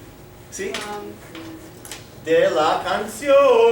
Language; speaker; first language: Spanish; non-native, fluent; English